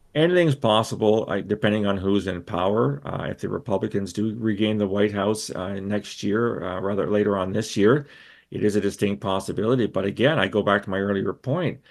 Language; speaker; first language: English; native; English